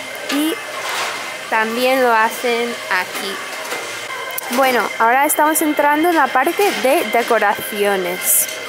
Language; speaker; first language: Spanish; non-native, fluent; English